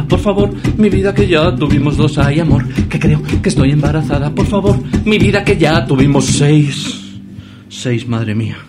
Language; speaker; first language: Spanish; native; Spanish